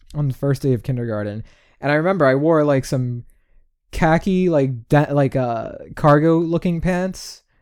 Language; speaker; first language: English; native; English